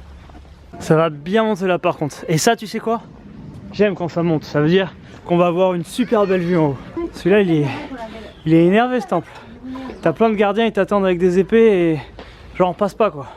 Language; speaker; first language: French; native; French